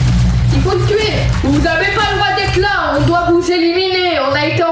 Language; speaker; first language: French; native; French